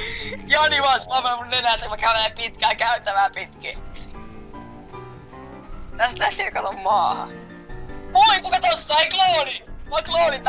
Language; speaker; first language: Finnish; native; Finnish